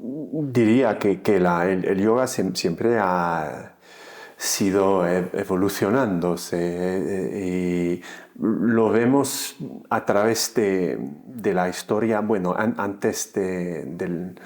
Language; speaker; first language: Spanish; non-native, fluent; English